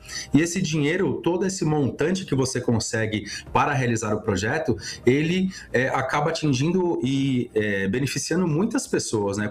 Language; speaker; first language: Portuguese; native; Portuguese